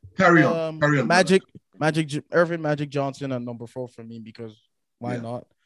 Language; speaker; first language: English; non-native, local second language; Yoruba